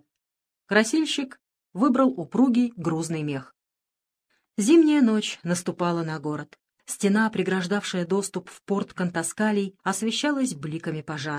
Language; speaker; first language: Russian; native; Russian